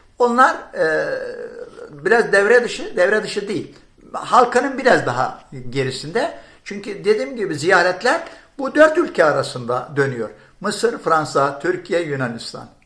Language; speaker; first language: Turkish; non-native, fluent; Arabic